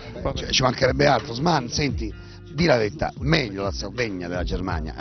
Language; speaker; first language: Italian; native; Italian